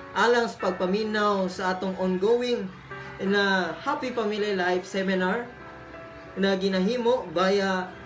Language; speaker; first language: Cebuano; native; Cebuano